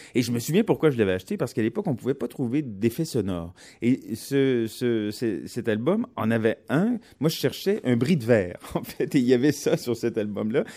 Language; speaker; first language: French; native; French